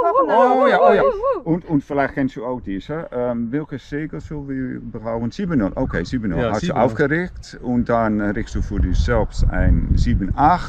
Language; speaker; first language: German; non-native, learner; Dutch